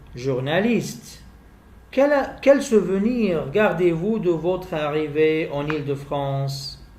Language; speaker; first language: French; non-native, fluent; Arabic